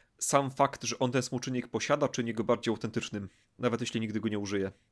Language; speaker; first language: Polish; native; Polish